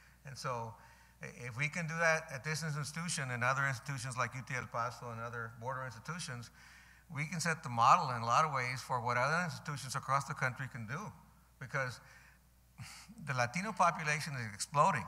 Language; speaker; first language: English; early bilingual, other home language; Spanish